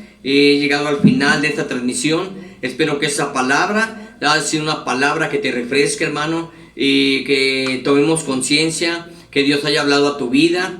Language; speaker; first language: Spanish; native; Spanish